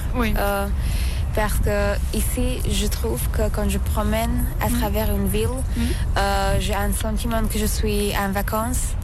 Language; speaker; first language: French; non-native, learner; Slovak